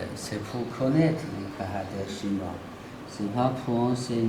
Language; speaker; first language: French; non-native, learner; Chinese